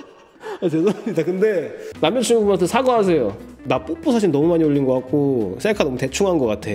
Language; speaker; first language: Korean; native; Korean